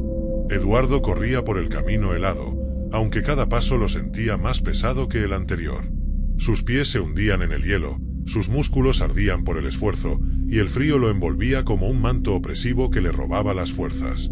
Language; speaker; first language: Spanish; native; Spanish